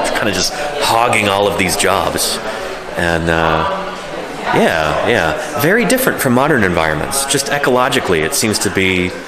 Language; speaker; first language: English; native; English